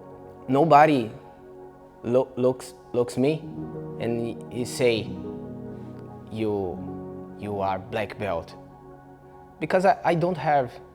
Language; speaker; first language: English; non-native, learner; Portuguese